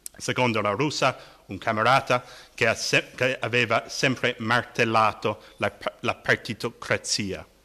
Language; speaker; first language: Italian; non-native, fluent; English